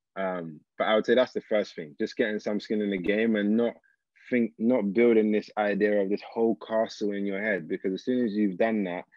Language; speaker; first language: English; native; English